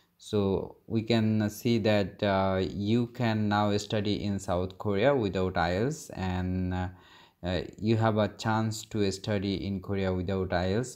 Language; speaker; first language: English; non-native, local second language; Bangla